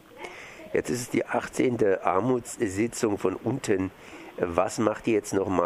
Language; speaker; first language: German; native; German